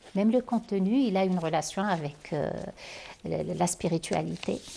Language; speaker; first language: French; non-native, local second language; Arabic